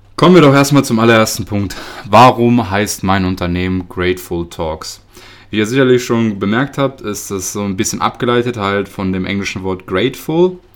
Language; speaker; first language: German; early bilingual, other home language; Russian